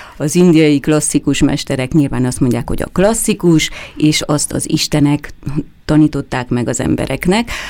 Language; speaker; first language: Hungarian; native; Hungarian